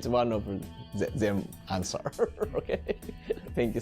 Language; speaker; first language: English; non-native, learner; Japanese